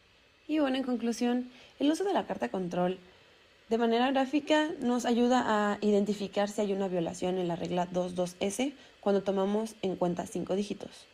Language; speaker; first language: Spanish; native; Spanish